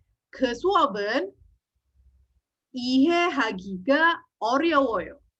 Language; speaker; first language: Korean; non-native, fluent; Indonesian